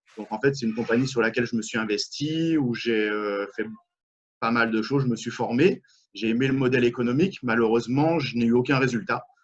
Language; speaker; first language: French; native; French